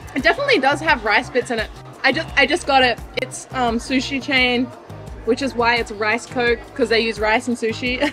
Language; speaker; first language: English; native; English